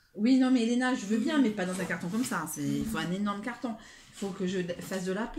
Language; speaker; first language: French; native; French